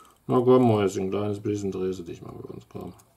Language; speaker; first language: German; native; German